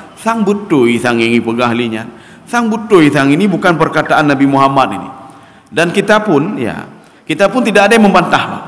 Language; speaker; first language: Malay; non-native, local second language; Achinese